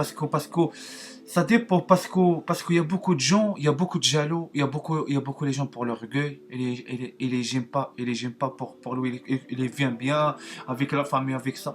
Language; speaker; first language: French; non-native, learner; Arabic